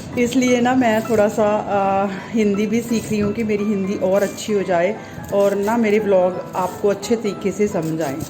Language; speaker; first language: Hindi; non-native, local second language; Punjabi